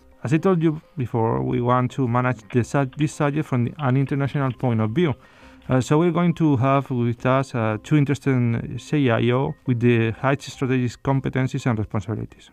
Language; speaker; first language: English; non-native, fluent; Spanish